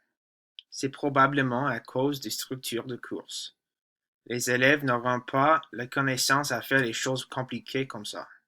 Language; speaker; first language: French; non-native, learner; English